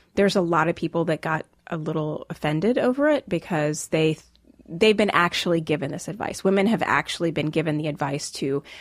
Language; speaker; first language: English; native; English